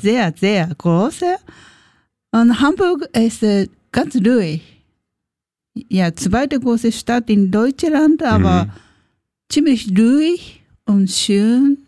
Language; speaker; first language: German; non-native, learner; Japanese